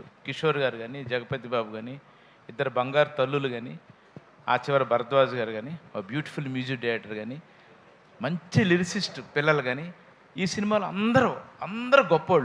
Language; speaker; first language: Telugu; native; Telugu